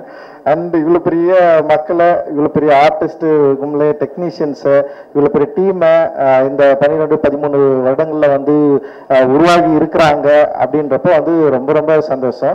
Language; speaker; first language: Tamil; native; Tamil